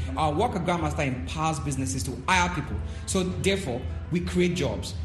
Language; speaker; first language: English; non-native, local second language; Yoruba